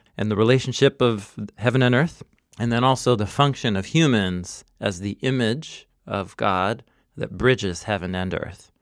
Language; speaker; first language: English; native; English